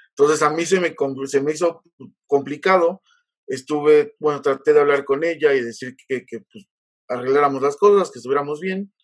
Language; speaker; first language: Spanish; native; Spanish